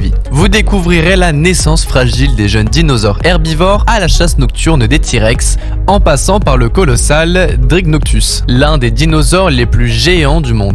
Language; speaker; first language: French; native; French